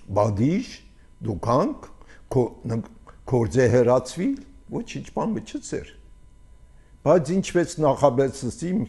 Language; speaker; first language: Armenian; early bilingual, heritage; Armenian